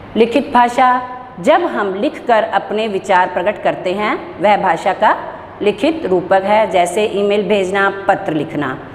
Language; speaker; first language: Hindi; native; Hindi